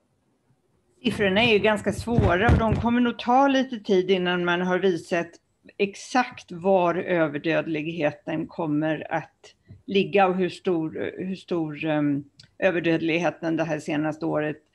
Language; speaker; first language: Swedish; native; Swedish